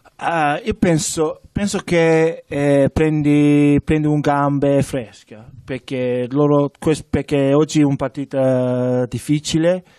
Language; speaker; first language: Italian; non-native, learner; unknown